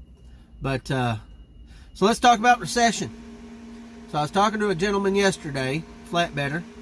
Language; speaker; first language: English; native; English